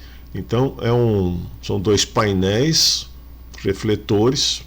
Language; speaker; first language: Portuguese; native; Portuguese